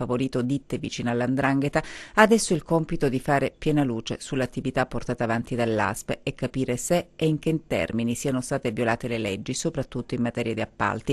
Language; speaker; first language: Italian; native; Italian